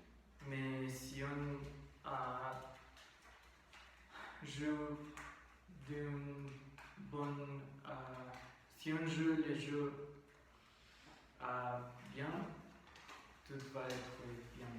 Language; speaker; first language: French; non-native, learner; Spanish